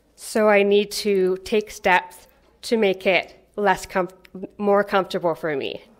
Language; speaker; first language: English; native; English